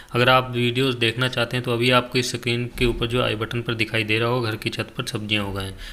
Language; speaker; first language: Hindi; native; Hindi